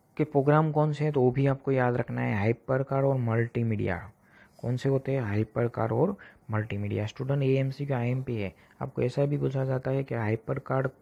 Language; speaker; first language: Hindi; non-native, local second language; Gujarati